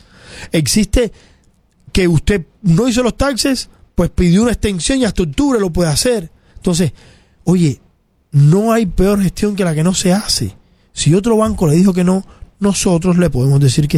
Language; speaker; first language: Spanish; native; Spanish